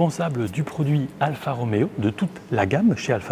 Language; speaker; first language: French; native; French